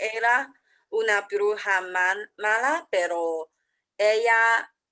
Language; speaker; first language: Spanish; non-native, learner; English